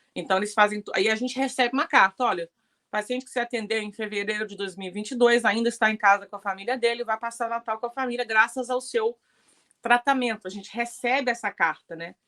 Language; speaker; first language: Portuguese; native; Portuguese